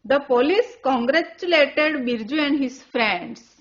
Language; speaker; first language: English; non-native, local second language; Gujarati